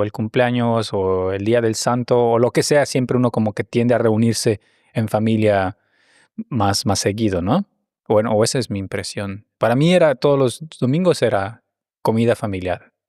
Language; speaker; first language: Spanish; native; Spanish